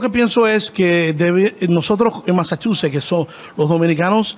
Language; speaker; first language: Spanish; native; Spanish